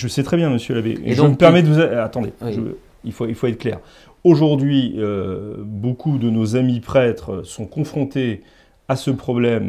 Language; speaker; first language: French; native; French